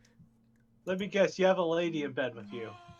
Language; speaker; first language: English; native; English